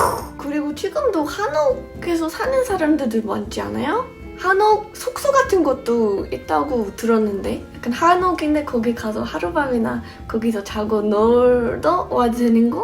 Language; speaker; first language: Korean; non-native, fluent; English